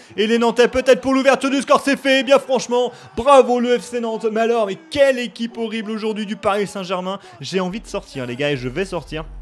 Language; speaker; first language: French; native; French